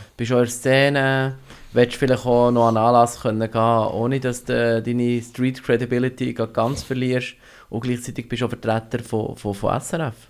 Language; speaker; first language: German; native; German